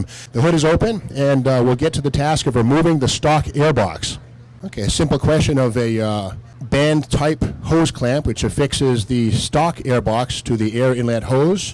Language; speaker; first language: English; native; English